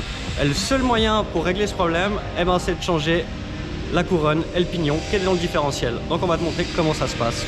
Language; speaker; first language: French; native; French